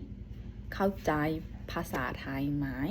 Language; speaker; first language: Thai; non-native, fluent; Burmese